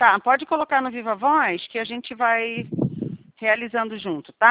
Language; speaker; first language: Portuguese; native; Portuguese